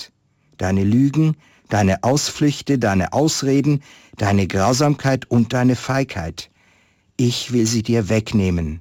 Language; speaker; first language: German; native; German